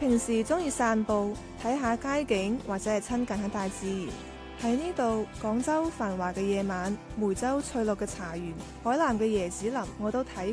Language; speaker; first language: Chinese; native; Chinese